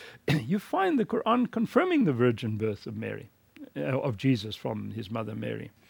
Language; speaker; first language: English; native; English